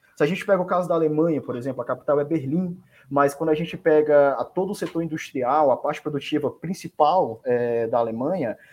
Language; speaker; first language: Portuguese; native; Portuguese